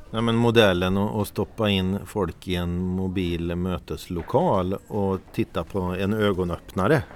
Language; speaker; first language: Swedish; native; Swedish